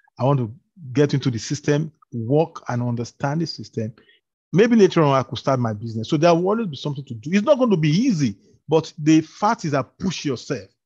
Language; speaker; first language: English; non-native, local second language; Yoruba